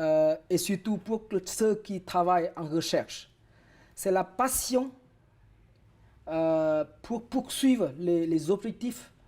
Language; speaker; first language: French; non-native, fluent; Vietnamese